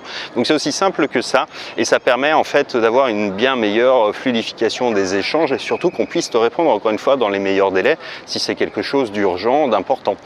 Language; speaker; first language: French; native; French